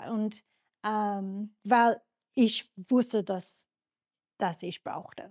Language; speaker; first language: German; non-native, learner; English